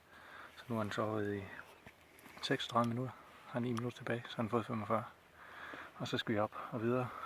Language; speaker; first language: Danish; native; Danish